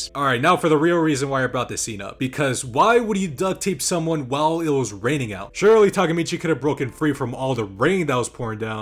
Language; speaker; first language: English; native; English